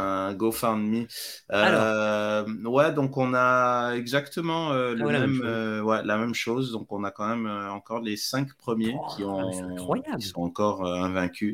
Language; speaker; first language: French; native; French